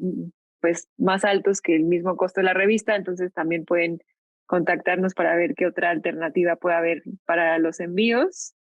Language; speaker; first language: Spanish; native; Spanish